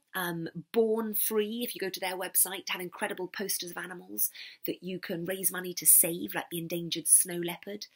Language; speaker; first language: English; native; English